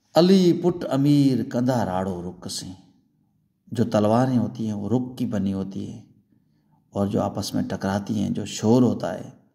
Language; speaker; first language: Urdu; non-native, local second language; Sindhi